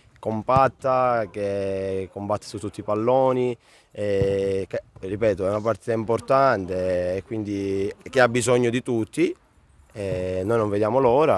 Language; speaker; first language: Italian; native; Italian